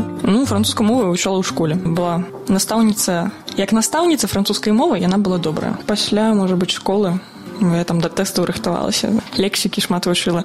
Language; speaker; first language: Belarusian; native; Belarusian